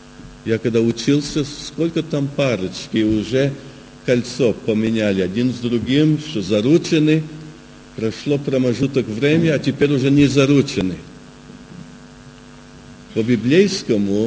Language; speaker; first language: Russian; early bilingual, heritage; Russian